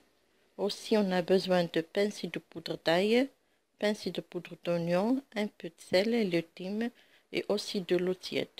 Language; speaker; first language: French; non-native, local second language; Arabic